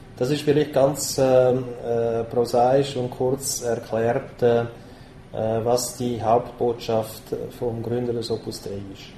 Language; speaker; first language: German; non-native, local second language; Italian